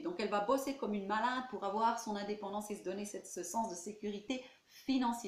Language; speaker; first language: French; native; French